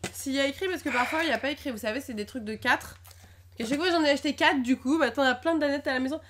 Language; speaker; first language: French; native; French